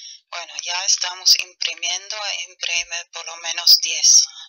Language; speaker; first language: Spanish; non-native, fluent; German